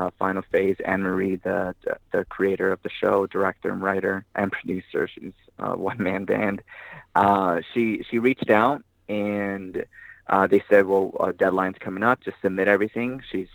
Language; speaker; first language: English; native; English